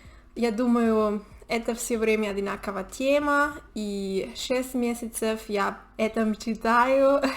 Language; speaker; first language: Russian; non-native, learner; Spanish